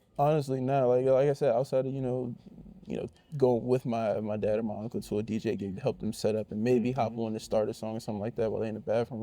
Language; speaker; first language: English; native; English